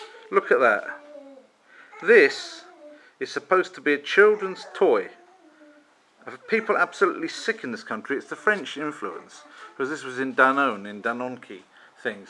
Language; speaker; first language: English; native; English